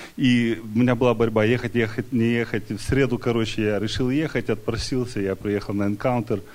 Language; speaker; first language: Russian; early bilingual, heritage; Russian